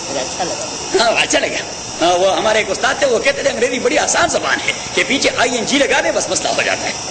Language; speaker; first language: Urdu; non-native, local second language; Pashto